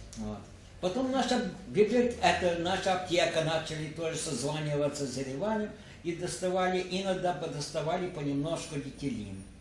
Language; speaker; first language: Russian; non-native, local second language; Ukrainian